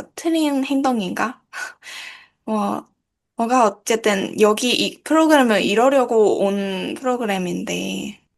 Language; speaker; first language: Korean; non-native, learner; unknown